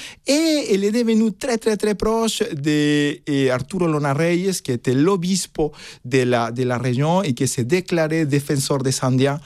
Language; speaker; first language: French; non-native, fluent; Spanish